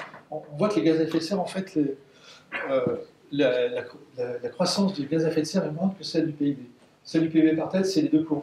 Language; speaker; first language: French; native; French